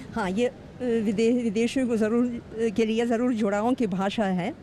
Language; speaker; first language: Hindi; non-native, fluent; Russian